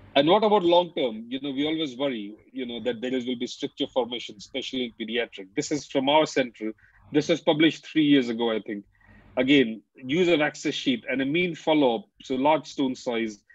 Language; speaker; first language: English; non-native, local second language; Hindi